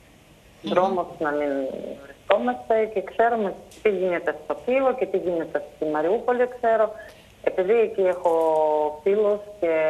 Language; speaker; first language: Greek; non-native, fluent; Russian